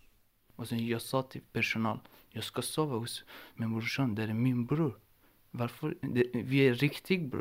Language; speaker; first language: Swedish; non-native, learner; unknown